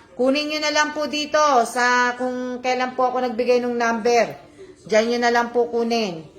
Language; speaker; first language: Filipino; non-native, local second language; Cebuano